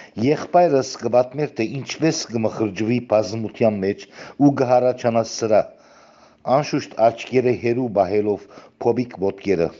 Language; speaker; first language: Armenian; early bilingual, heritage; Armenian